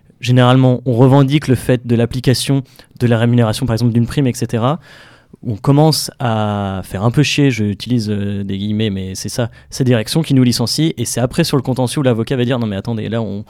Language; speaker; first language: French; native; French